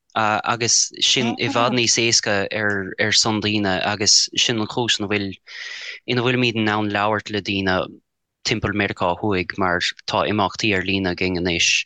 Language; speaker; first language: Irish; non-native, fluent; English